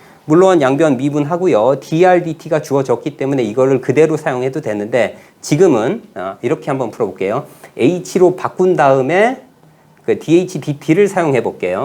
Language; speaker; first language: Korean; native; Korean